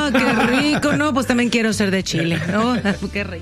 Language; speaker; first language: Spanish; native; Spanish